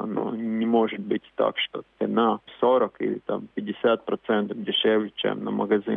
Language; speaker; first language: Russian; non-native, local second language; Latvian